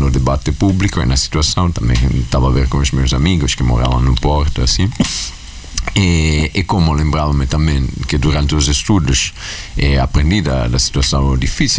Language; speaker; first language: Portuguese; non-native, fluent; Italian